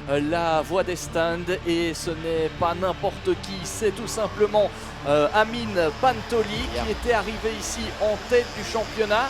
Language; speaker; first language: French; native; French